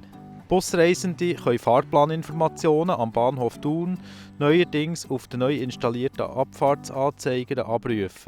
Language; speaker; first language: German; native; German